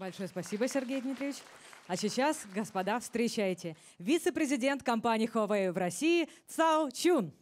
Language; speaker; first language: Russian; native; Russian